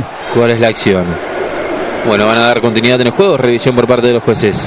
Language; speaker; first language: Spanish; native; Spanish